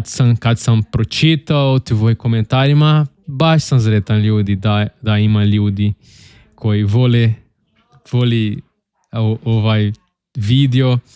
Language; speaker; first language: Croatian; non-native, learner; Portuguese